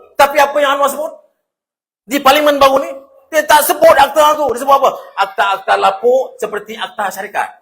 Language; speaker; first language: Malay; native; Malay